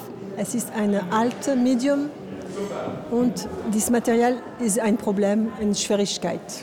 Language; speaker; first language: German; non-native, learner; French